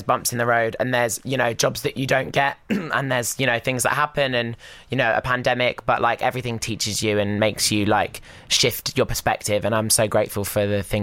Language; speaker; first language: English; native; English